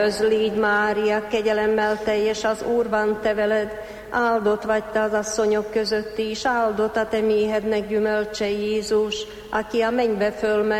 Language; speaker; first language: Hungarian; native; Hungarian